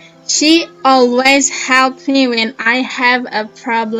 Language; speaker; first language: English; non-native, learner; Indonesian